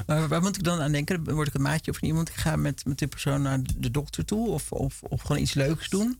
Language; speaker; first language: Dutch; native; Dutch